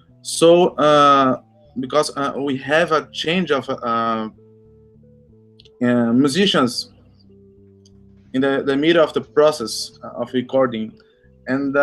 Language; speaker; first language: English; non-native, learner; Portuguese